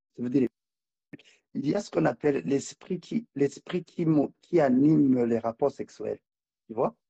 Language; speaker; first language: French; non-native, local second language; Rundi